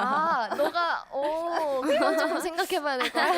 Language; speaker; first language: Korean; non-native, fluent; Japanese